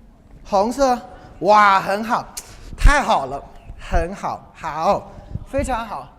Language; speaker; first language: Chinese; non-native, fluent; English